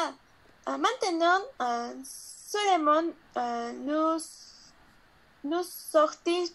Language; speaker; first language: French; non-native, learner; Spanish